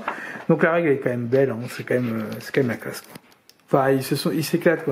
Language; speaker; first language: French; native; French